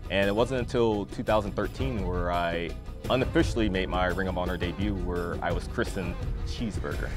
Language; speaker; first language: English; native; English